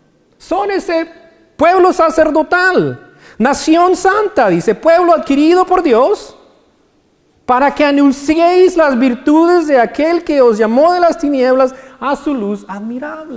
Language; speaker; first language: Spanish; native; Spanish